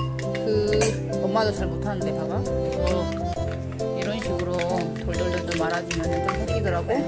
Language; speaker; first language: Korean; native; Korean